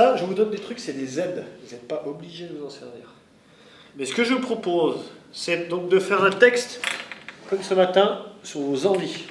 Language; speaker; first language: French; native; French